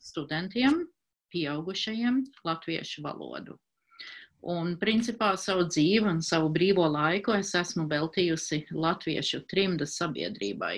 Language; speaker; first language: Latvian; early bilingual, heritage; Latvian